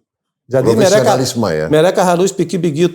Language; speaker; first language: Indonesian; non-native, fluent; Portuguese